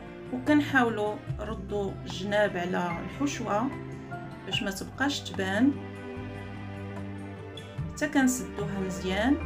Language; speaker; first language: Arabic; native; Arabic